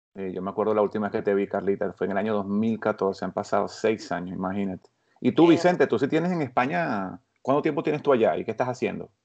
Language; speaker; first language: Spanish; native; Spanish